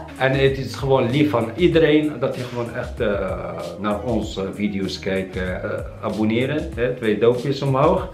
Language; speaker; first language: Dutch; non-native, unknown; Arabic